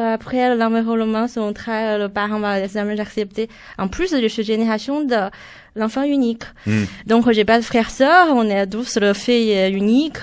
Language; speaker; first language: French; non-native, fluent; Chinese